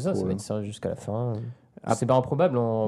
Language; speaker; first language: French; native; French